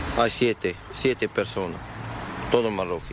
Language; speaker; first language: Spanish; non-native, learner; Arabic